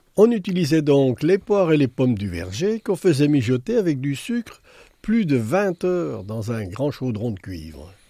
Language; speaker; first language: French; native; French